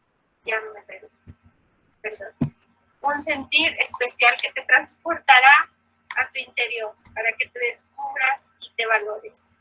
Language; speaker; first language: Spanish; native; Spanish